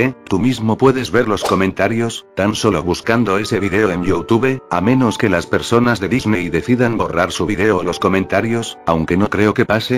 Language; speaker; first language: Spanish; native; Spanish